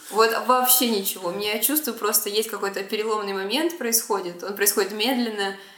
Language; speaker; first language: Russian; native; Russian